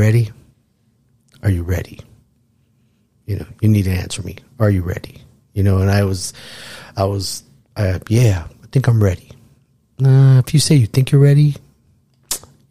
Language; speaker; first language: English; native; English